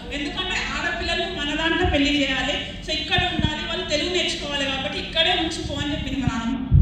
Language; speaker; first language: Telugu; early bilingual, other home language; Hindi